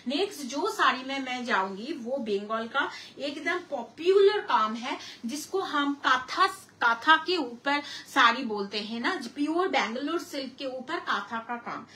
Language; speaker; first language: Hindi; non-native, local second language; Bangla